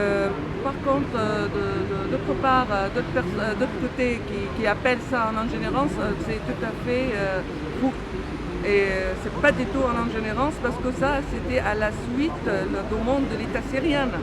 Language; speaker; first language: French; non-native, fluent; Arabic